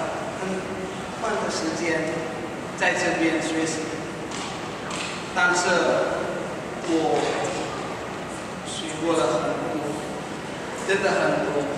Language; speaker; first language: Chinese; non-native, fluent; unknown